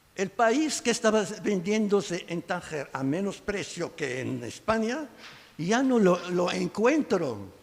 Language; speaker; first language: Spanish; non-native, fluent; Arabic